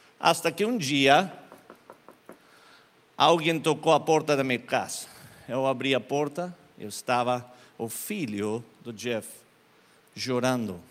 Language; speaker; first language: Portuguese; non-native, learner; Spanish